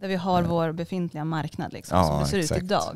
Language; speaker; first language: Swedish; native; Swedish